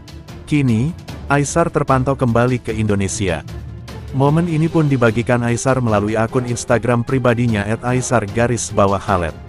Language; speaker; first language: Indonesian; native; Indonesian